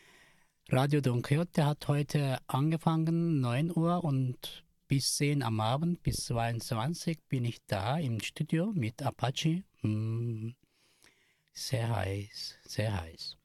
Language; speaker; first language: German; non-native, learner; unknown